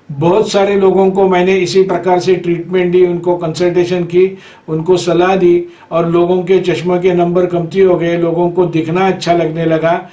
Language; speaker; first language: Hindi; non-native, local second language; Marathi